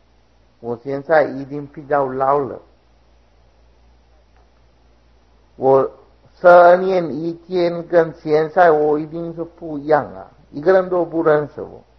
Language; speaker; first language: Chinese; non-native, fluent; Sinhala